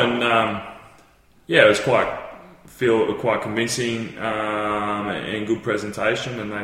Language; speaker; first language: English; native; English